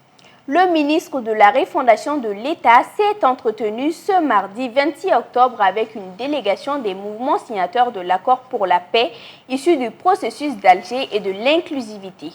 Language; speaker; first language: French; non-native, local second language; Bambara